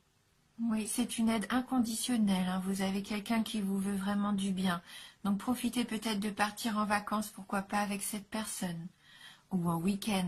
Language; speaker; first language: French; native; French